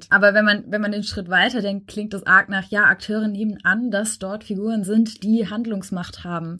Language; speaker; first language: German; native; German